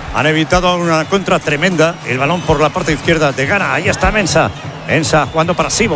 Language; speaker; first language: Spanish; native; Spanish